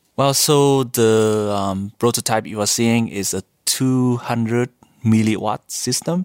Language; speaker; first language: English; non-native, fluent; Vietnamese